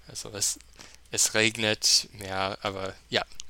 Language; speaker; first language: German; non-native, fluent; English